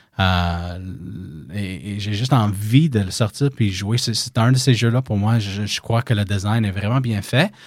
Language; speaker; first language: French; native; French